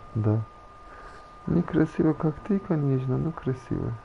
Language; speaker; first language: Russian; non-native, learner; Turkish